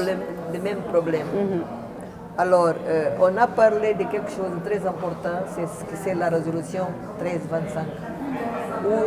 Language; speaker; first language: French; non-native, fluent; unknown